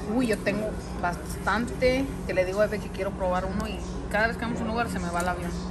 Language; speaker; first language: Spanish; early bilingual, heritage; Spanish